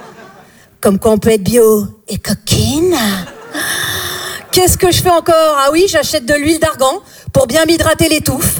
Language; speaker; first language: French; native; French